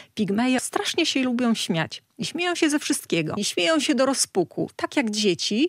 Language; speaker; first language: Polish; native; Polish